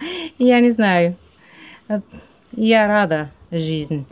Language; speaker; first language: Russian; non-native, learner; Bulgarian